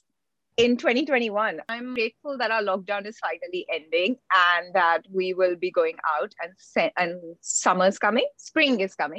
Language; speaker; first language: English; non-native, local second language; Hindi